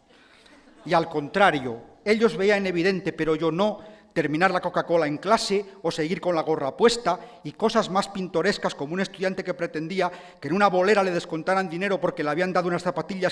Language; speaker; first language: Spanish; native; Spanish